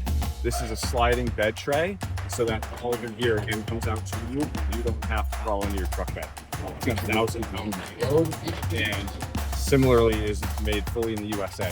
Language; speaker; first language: English; native; English